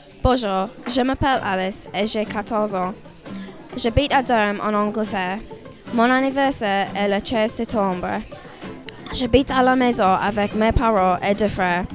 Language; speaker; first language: French; non-native, learner; English